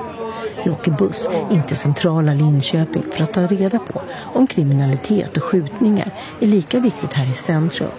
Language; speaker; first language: Swedish; native; Swedish